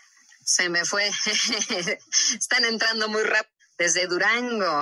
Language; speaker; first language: Spanish; native; Spanish